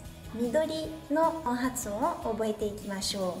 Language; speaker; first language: Japanese; non-native, fluent; French